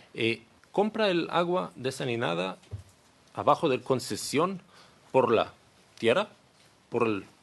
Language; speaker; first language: Spanish; non-native, learner; Hebrew